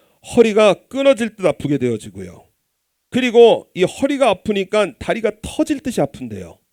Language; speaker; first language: Korean; native; Korean